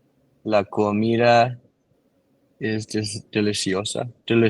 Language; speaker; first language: Spanish; non-native, learner; English